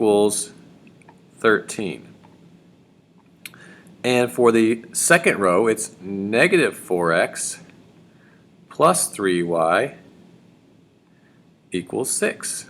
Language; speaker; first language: English; native; English